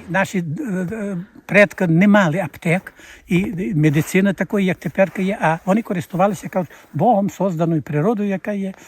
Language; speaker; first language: Ukrainian; native; Ukrainian